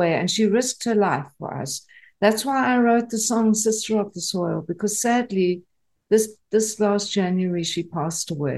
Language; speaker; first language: English; native; English